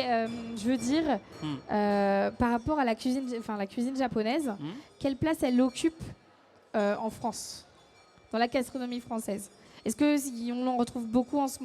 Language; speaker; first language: French; native; French